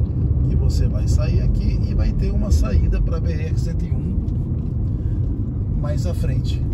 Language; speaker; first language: Portuguese; native; Portuguese